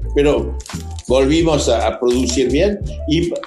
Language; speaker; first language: Spanish; non-native, fluent; French